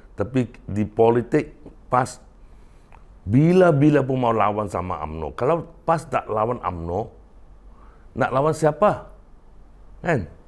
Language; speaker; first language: Malay; non-native, local second language; Cantonese